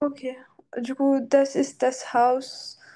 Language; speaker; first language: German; non-native, learner; French